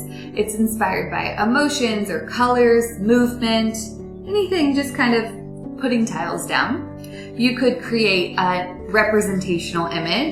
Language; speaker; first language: English; native; English